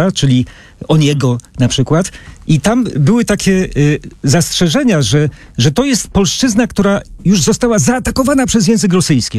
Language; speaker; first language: Polish; native; Polish